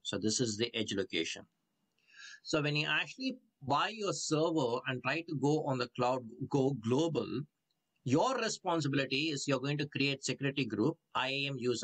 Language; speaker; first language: English; non-native, local second language; Tamil